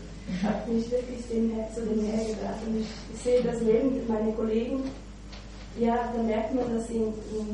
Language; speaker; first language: German; non-native, fluent; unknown